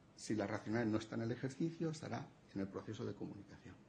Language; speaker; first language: Spanish; non-native, local second language; Catalan